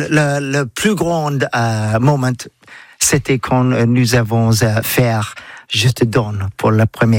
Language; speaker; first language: French; non-native, learner; English